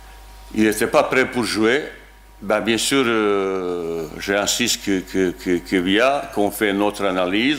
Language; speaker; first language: French; non-native, learner; Bosnian